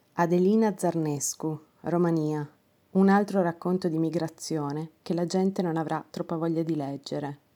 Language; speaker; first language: Italian; non-native, fluent; Romanian